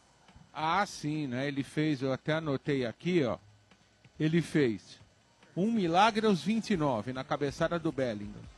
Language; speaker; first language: Portuguese; native; Portuguese